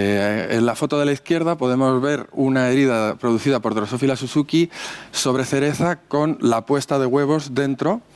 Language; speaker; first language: Spanish; native; Spanish